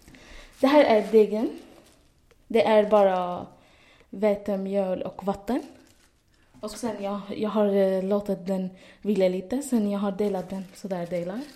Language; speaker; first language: Swedish; non-native, learner; Arabic